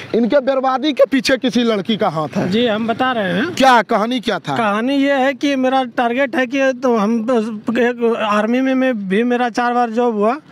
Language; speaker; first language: Hindi; native; Hindi